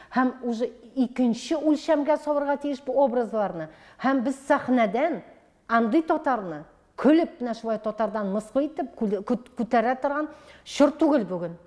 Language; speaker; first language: Tatar; native; Tatar